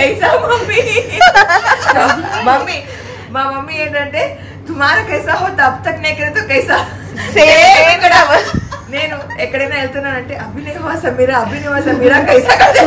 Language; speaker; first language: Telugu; non-native, local second language; Urdu